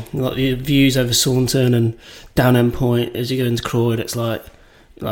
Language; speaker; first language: English; native; English